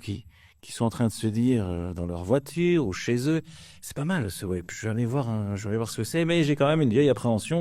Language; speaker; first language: French; native; French